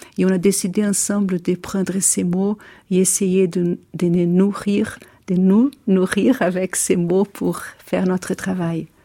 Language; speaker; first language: French; non-native, fluent; Portuguese